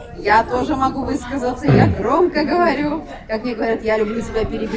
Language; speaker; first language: Russian; native; Russian